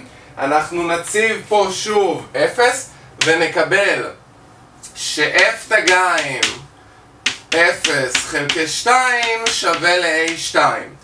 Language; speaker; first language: Hebrew; native; Hebrew